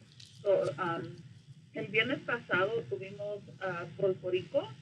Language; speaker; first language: Spanish; early bilingual, other home language; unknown